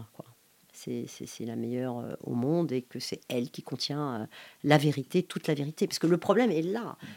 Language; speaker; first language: French; non-native, local second language; Arabic